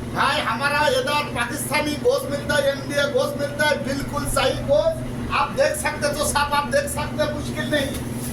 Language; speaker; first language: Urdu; non-native, local second language; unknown